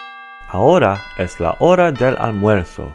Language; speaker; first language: Spanish; non-native, learner; English